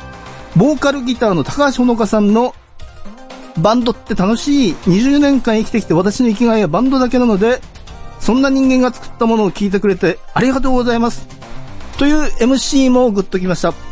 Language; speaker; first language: Japanese; native; Japanese